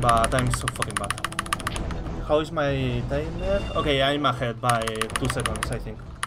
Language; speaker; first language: English; non-native, fluent; Spanish